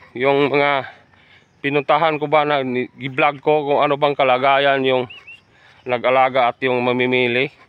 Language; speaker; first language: Filipino; non-native, local second language; Cebuano